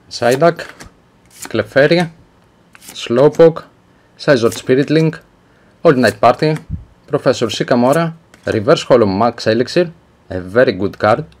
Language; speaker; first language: English; non-native, learner; Greek